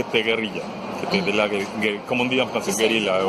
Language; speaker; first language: French; non-native, fluent; Spanish